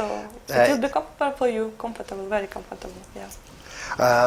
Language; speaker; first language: English; non-native, learner; Ukrainian